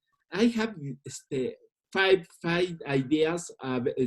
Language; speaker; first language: English; non-native, learner; Spanish